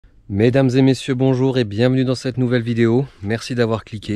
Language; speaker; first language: French; native; French